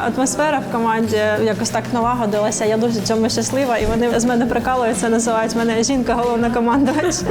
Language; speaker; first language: Ukrainian; native; Ukrainian